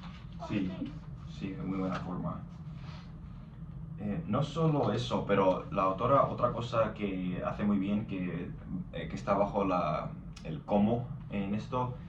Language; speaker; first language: Spanish; non-native, fluent; English